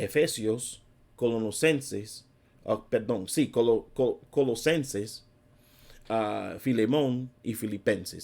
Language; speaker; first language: Spanish; non-native, fluent; English